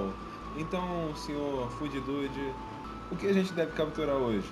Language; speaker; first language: Portuguese; native; Portuguese